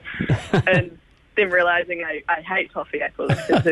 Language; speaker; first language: English; native; English